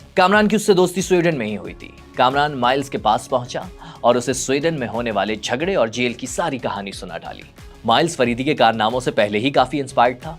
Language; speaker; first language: Urdu; native; Urdu